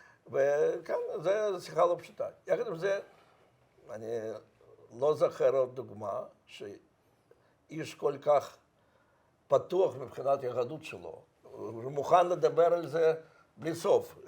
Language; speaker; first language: Hebrew; non-native, fluent; Russian